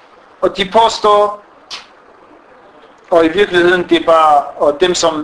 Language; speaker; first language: Danish; non-native, fluent; Arabic